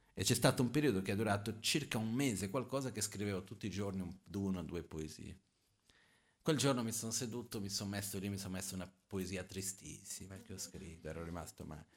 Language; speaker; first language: Italian; non-native, fluent; Portuguese